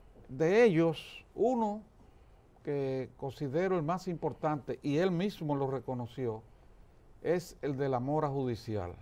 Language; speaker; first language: Spanish; native; Spanish